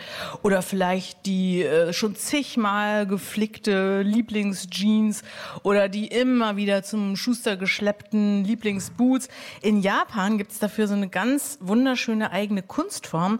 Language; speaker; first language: German; native; German